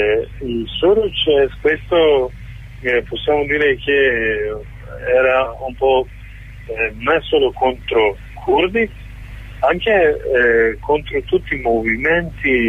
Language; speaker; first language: Italian; non-native, learner; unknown